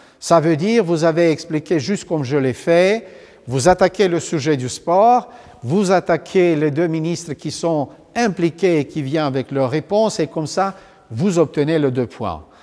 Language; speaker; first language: French; non-native, fluent; Romanian